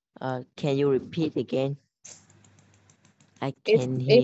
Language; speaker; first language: English; non-native, learner; Vietnamese